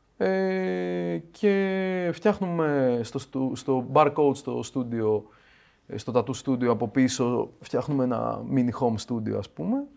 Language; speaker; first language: Greek; early bilingual, other home language; Russian